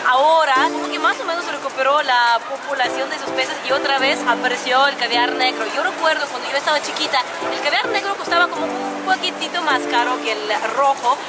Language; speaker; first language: Spanish; non-native, fluent; Russian